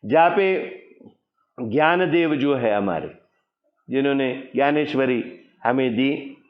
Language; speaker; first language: Hindi; non-native, local second language; Marathi